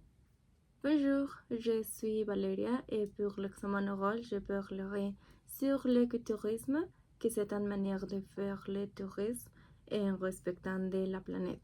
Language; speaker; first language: French; non-native, learner; Spanish